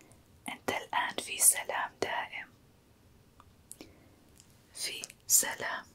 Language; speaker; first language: Arabic; native; Arabic